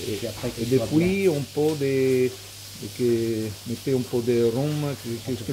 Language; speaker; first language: French; non-native, learner; Italian